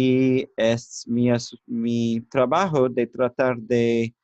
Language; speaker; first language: Spanish; non-native, learner; English